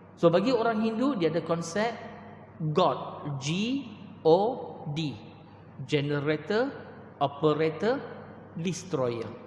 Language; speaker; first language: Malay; non-native, local second language; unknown